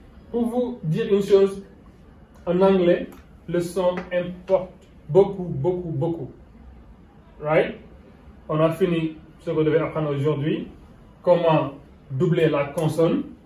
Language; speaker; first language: French; non-native, local second language; Wolof